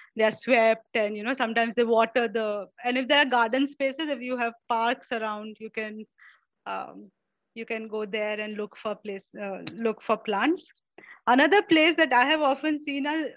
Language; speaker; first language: English; non-native, local second language; Malayalam